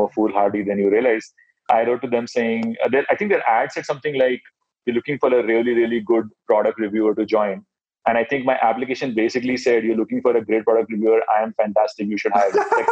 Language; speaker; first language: English; non-native, local second language; Hindi